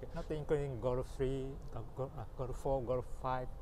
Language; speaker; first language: English; non-native, learner; Japanese